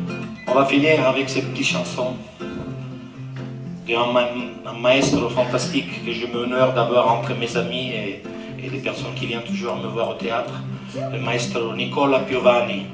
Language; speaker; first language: French; non-native, fluent; Italian